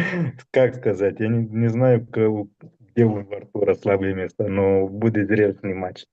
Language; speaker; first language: Russian; non-native, fluent; Romanian